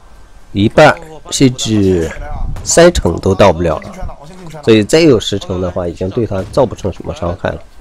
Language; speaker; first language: Chinese; native; Chinese